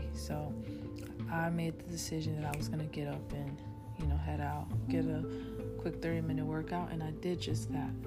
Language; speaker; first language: English; early bilingual, other home language; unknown